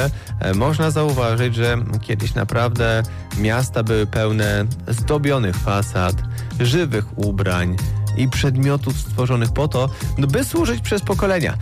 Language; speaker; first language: Polish; native; Polish